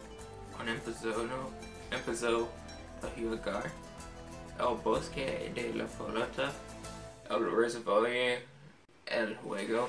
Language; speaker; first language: Spanish; non-native, learner; English